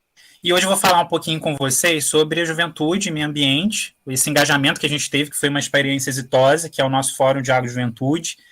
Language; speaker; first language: Portuguese; native; Portuguese